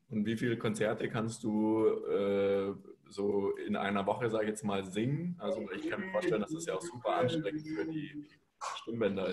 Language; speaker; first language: German; native; German